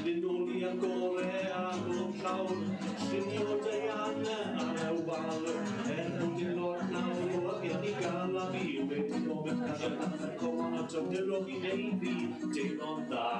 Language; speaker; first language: Welsh; native; Welsh